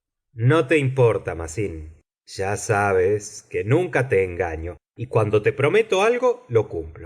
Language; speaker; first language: Spanish; native; Spanish